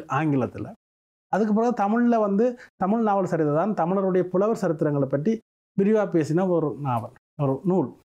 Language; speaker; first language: Tamil; native; Tamil